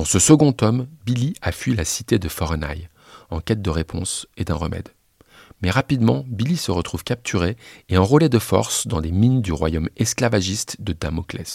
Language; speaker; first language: French; native; French